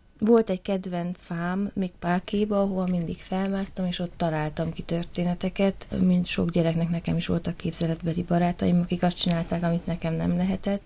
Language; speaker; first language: Hungarian; native; Hungarian